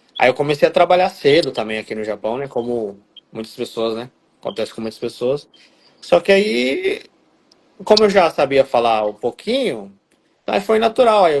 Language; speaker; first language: Portuguese; native; Portuguese